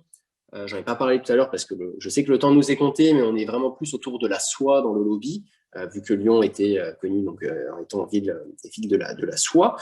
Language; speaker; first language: French; native; French